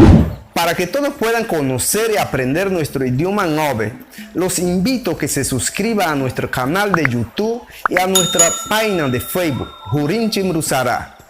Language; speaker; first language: Spanish; non-native, local second language; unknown